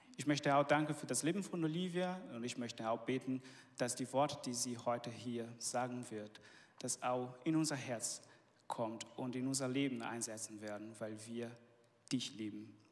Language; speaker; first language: German; non-native, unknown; Portuguese